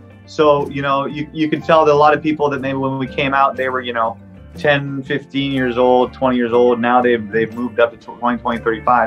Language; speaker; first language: English; non-native, local second language; French